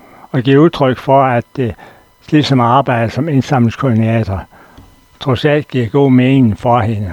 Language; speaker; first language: Danish; native; Danish